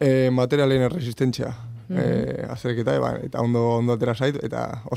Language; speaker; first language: Basque; non-native, local second language; Spanish